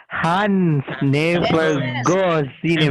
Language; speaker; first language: English; non-native, learner; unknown